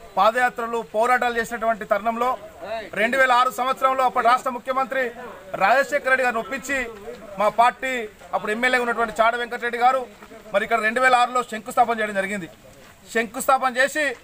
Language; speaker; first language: Telugu; native; Telugu